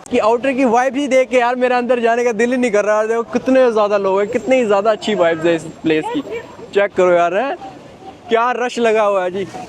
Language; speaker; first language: Urdu; native; Urdu